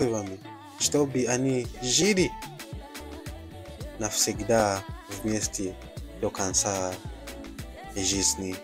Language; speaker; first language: Russian; non-native, fluent; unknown